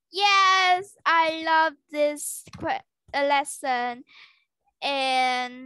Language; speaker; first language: English; non-native, learner; Vietnamese